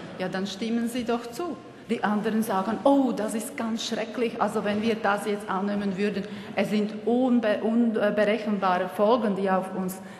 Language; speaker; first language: German; non-native, fluent; Slovak